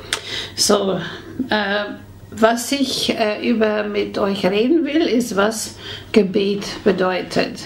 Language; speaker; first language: German; non-native, fluent; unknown